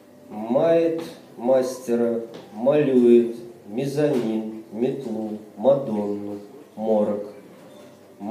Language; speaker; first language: Russian; native; Russian